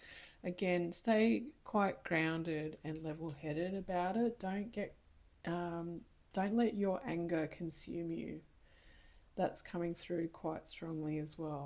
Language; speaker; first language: English; native; English